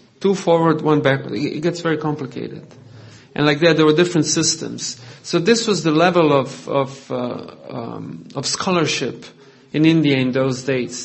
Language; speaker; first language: English; non-native, fluent; Croatian